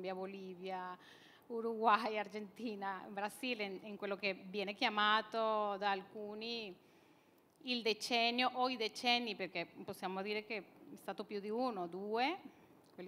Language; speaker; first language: Italian; non-native, fluent; Spanish